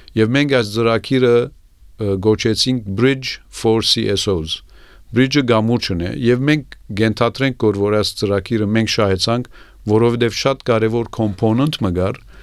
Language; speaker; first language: Armenian; early bilingual, heritage; Armenian